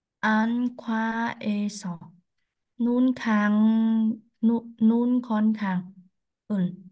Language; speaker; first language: Korean; non-native, learner; Vietnamese